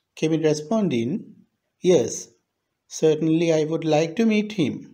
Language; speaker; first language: English; non-native, local second language; Sinhala